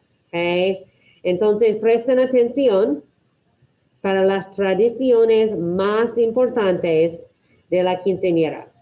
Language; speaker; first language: Spanish; non-native, fluent; English